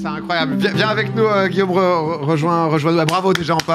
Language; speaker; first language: French; native; French